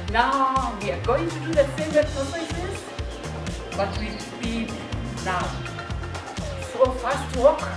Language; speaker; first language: English; non-native, local second language; Swahili